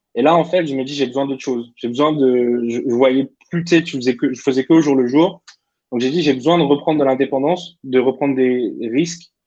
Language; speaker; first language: French; native; French